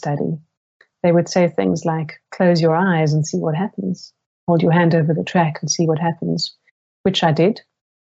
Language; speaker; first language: English; native; English